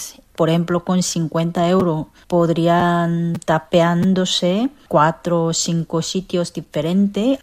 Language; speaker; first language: Spanish; non-native, fluent; Korean